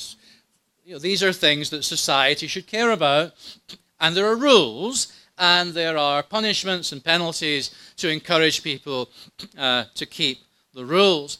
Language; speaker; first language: English; native; English